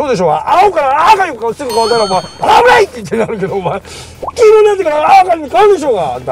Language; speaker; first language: Japanese; native; Japanese